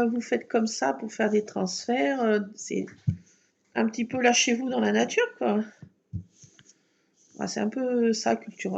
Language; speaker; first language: French; native; French